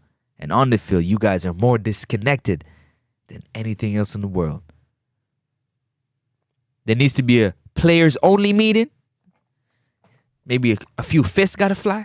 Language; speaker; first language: English; native; English